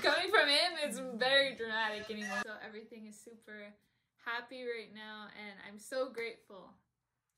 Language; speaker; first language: English; early bilingual, other home language; Spanish